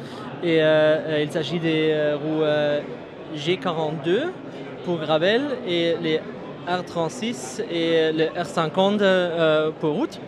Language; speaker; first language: French; non-native, fluent; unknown